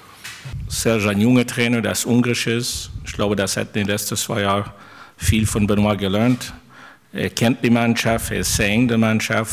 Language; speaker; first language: German; non-native, fluent; French